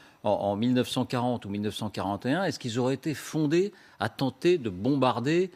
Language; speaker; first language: French; native; French